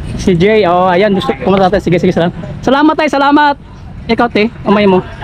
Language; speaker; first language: Filipino; non-native, local second language; Surigaonon